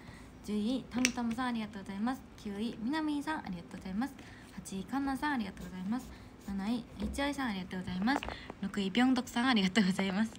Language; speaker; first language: Japanese; non-native, fluent; Korean